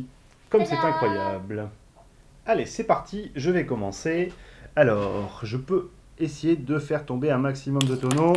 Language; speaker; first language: French; native; French